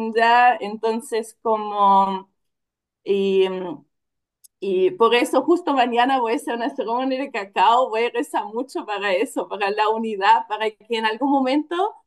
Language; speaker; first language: Spanish; non-native, fluent; German